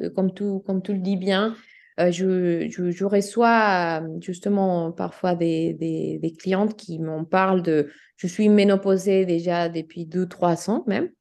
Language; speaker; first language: French; non-native, fluent; Spanish